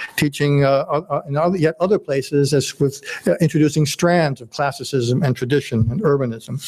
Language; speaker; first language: English; native; English